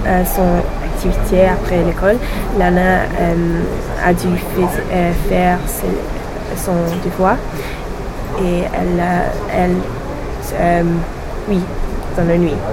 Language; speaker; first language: French; non-native, learner; English